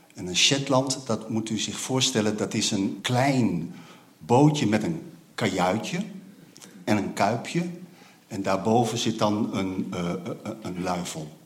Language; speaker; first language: Dutch; native; Dutch